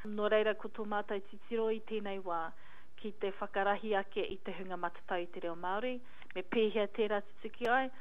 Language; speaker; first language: Māori; non-native, local second language; English